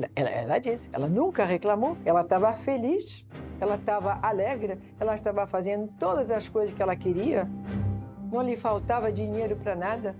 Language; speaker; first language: Portuguese; non-native, fluent; French